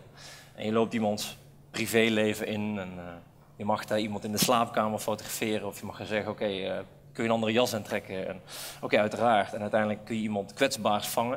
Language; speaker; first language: Dutch; native; Dutch